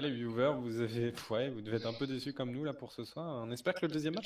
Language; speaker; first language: French; native; French